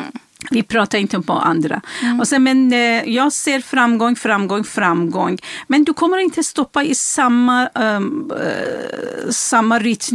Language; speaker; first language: Swedish; non-native, fluent; Persian